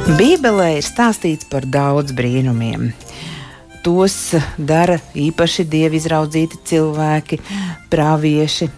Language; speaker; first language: Latvian; native; Latvian